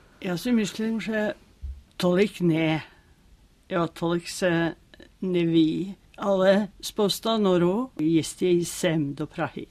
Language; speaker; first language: Czech; non-native, fluent; Norwegian